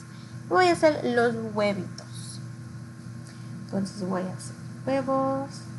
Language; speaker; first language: Spanish; early bilingual, heritage; Spanish